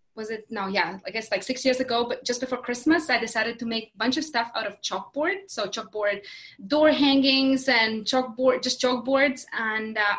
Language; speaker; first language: English; non-native, fluent; Latvian